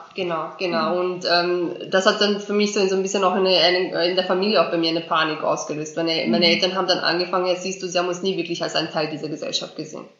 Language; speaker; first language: German; early bilingual, other home language; Bosnian